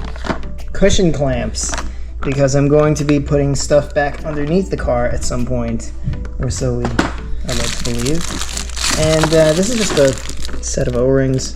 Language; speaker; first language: English; native; English